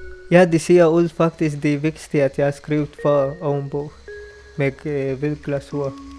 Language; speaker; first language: Danish; non-native, learner; Arabic